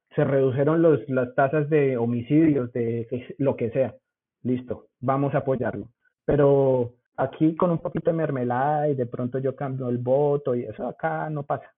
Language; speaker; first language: Spanish; native; Spanish